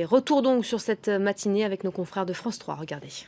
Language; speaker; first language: French; native; French